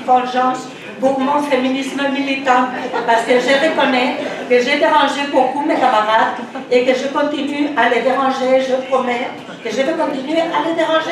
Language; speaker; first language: French; non-native, fluent; Spanish